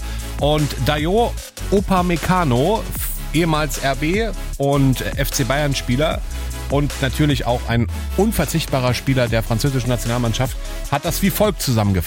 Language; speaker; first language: German; native; German